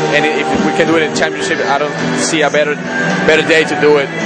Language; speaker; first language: English; non-native, fluent; Spanish